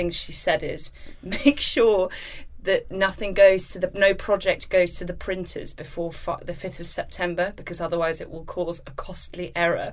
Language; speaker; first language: English; native; English